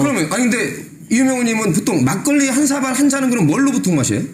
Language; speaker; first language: Korean; native; Korean